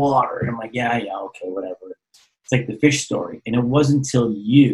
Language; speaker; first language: English; native; English